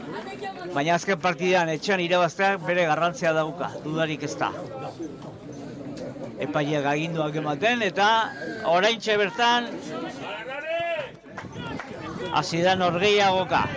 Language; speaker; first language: Basque; native; Basque